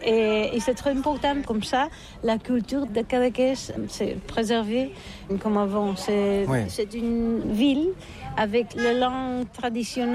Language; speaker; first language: French; non-native, learner; Catalan